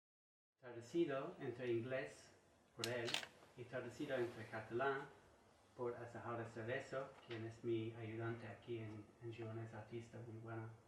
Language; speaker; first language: Spanish; non-native, learner; English